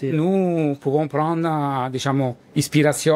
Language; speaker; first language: French; non-native, learner; Italian